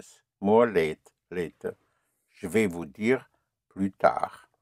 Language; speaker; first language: French; non-native, fluent; English